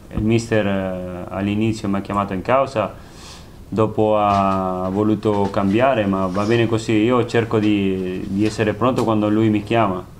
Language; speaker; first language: Italian; non-native, fluent; Spanish